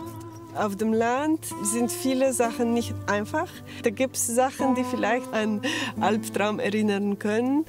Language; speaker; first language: German; non-native, fluent; Slovenian